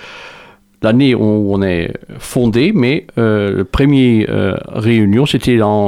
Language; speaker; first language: French; non-native, fluent; Dutch